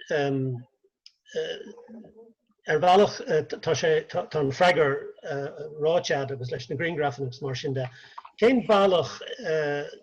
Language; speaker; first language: Irish; native; Irish